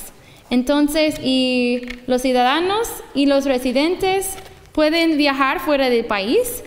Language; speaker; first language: Spanish; non-native, fluent; English